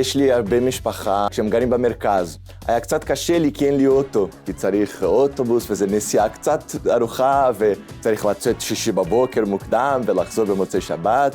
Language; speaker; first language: Hebrew; non-native, fluent; Russian